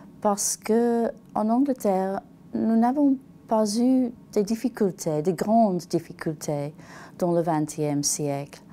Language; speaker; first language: French; non-native, learner; English